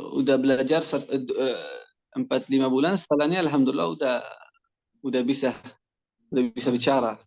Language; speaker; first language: Indonesian; non-native, learner; Persian